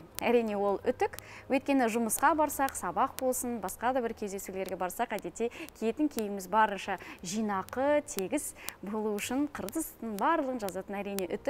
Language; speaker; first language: Kazakh; native; Kazakh